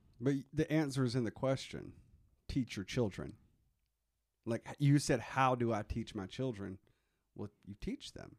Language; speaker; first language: English; native; English